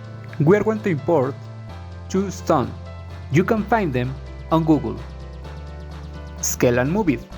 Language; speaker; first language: English; non-native, fluent; Spanish